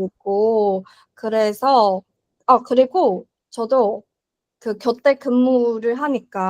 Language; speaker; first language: Korean; non-native, learner; Chinese